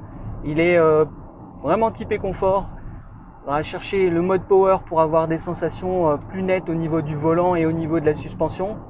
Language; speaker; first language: French; native; French